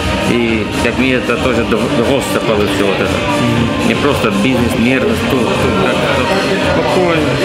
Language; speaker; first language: Russian; non-native, learner; Dutch